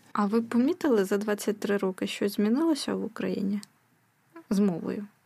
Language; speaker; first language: Ukrainian; native; Ukrainian